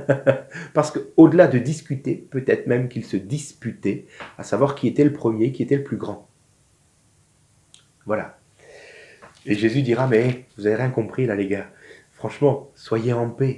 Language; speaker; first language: French; native; French